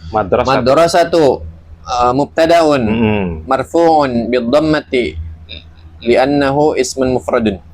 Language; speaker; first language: Arabic; non-native, learner; Indonesian